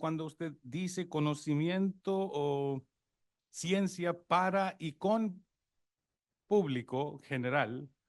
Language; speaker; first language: Spanish; non-native, fluent; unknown